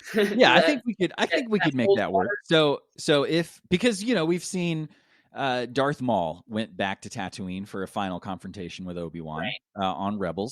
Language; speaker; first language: English; native; English